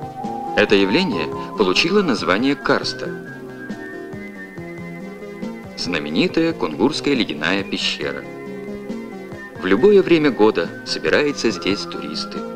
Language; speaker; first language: Russian; native; Russian